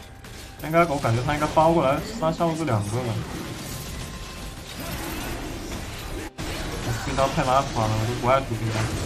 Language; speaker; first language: Chinese; native; Chinese